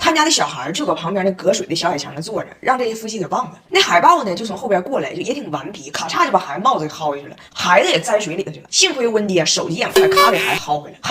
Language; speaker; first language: Chinese; native; Chinese